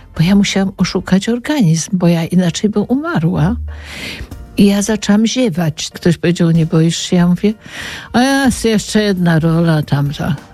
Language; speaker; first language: Polish; native; Polish